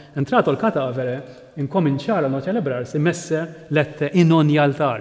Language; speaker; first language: Italian; non-native, fluent; Maltese